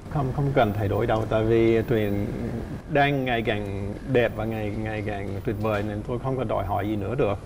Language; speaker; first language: Vietnamese; non-native, fluent; English